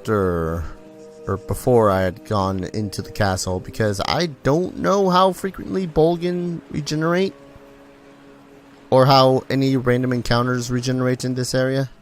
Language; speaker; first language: English; native; English